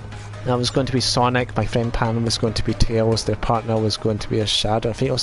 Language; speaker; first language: English; native; English